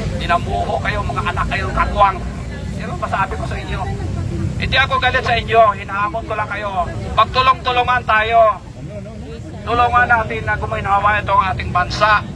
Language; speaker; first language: Filipino; non-native, local second language; Cebuano